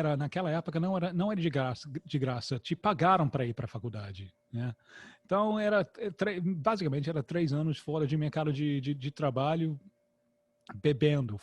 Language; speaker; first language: Portuguese; non-native, fluent; English